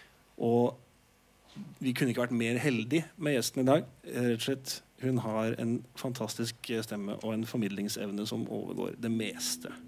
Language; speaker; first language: Norwegian; native; Norwegian